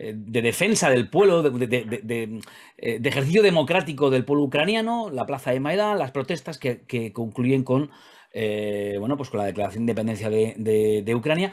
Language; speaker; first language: Spanish; native; Spanish